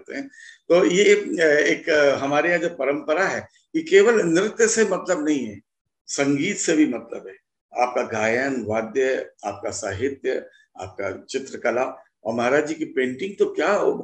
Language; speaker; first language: Hindi; native; Hindi